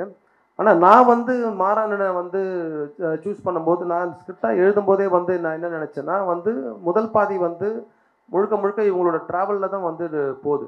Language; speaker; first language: Tamil; native; Tamil